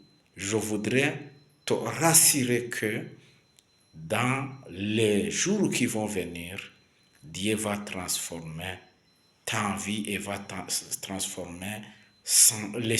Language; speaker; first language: French; non-native, local second language; Kinyarwanda